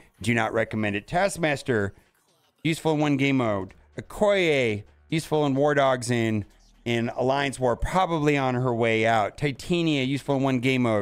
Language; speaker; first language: English; native; English